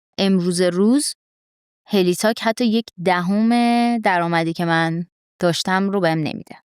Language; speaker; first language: Persian; native; Persian